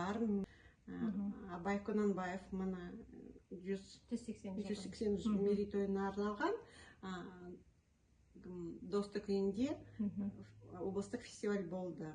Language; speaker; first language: Kazakh; non-native, local second language; Russian